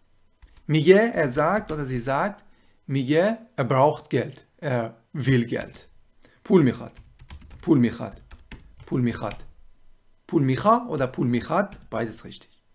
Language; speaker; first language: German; non-native, fluent; Persian